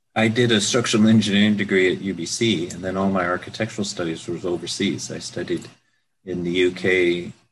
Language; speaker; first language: English; native; English